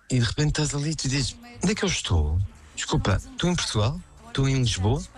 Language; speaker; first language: Portuguese; early bilingual, heritage; Portuguese